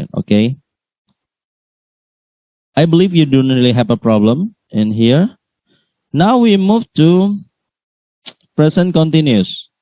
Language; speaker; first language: English; non-native, learner; Indonesian